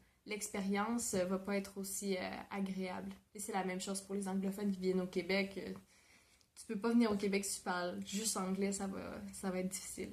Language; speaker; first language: French; native; French